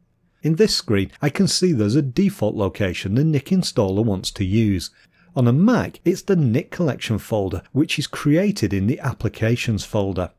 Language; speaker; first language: English; native; English